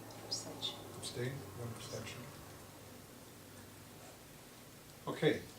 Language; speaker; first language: English; native; English